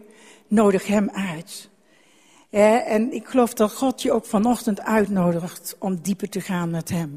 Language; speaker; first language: Dutch; native; Dutch